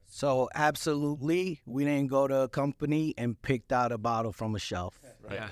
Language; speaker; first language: English; early bilingual, other home language; Spanish